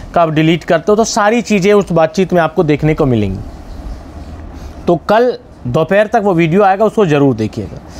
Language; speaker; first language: Hindi; non-native, local second language; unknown